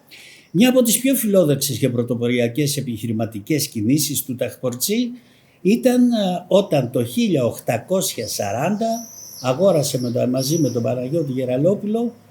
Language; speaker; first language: Greek; native; Greek